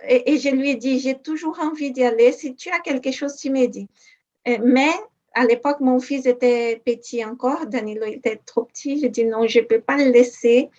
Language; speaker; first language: French; non-native, fluent; Portuguese